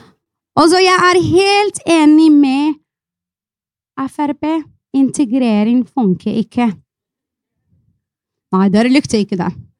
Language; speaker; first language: Norwegian; non-native, fluent; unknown